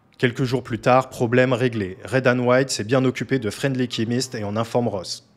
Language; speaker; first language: French; native; French